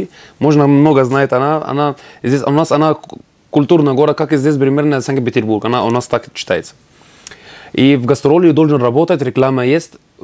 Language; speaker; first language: Russian; non-native, learner; Arabic